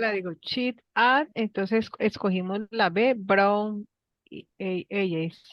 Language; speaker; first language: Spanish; native; Spanish